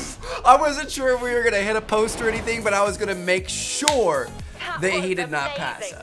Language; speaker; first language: English; native; English